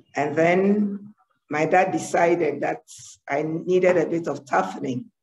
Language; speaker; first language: English; non-native, local second language; Ewe